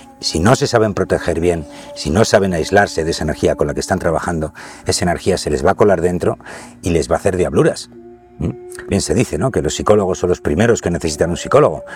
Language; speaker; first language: Spanish; native; Spanish